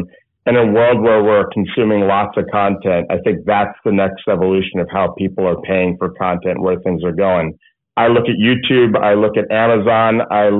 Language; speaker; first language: English; native; English